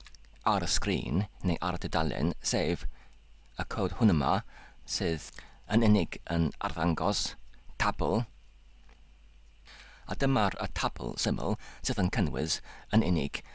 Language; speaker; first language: Welsh; non-native, local second language; English